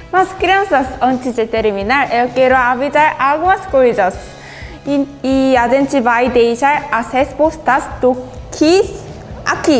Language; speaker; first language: Portuguese; non-native, fluent; Korean